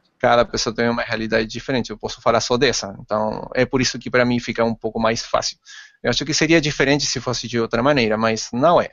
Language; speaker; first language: Portuguese; non-native, fluent; Spanish